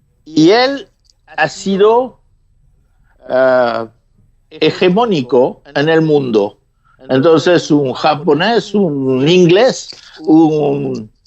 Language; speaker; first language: Spanish; non-native, fluent; French